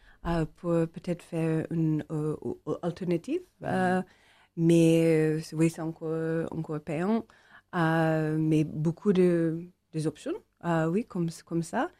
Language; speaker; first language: French; non-native, learner; English